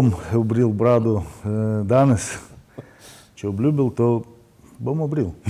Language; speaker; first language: Slovenian; non-native, learner; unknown